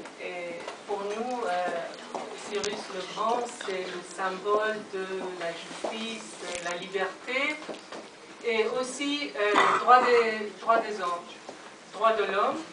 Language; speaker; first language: French; non-native, fluent; Persian